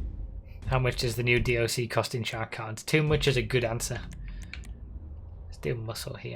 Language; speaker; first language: English; native; English